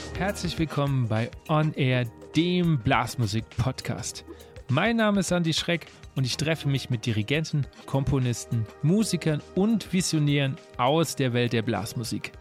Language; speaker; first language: German; native; German